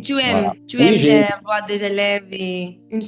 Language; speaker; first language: French; non-native, learner; Greek